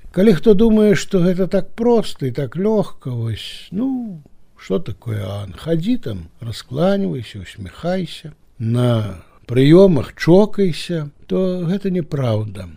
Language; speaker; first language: Belarusian; native; Belarusian